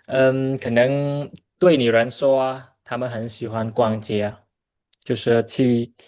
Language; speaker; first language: Chinese; non-native, fluent; Khmer